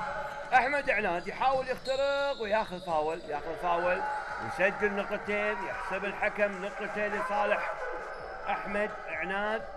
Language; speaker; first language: Arabic; native; Arabic